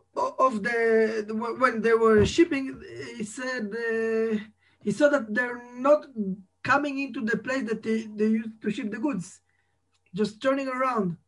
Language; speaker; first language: English; non-native, fluent; Hebrew